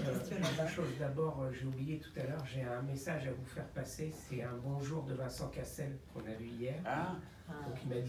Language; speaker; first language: French; native; French